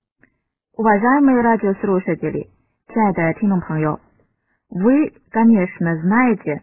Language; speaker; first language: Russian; non-native, fluent; Chinese